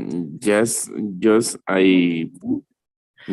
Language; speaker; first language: English; non-native, learner; Spanish